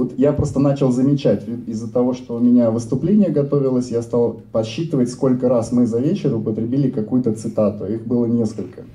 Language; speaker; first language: Russian; native; Russian